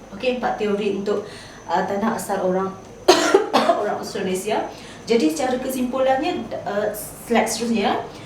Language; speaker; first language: Malay; native; Malay